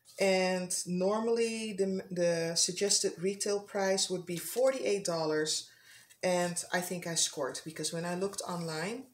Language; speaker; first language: English; non-native, fluent; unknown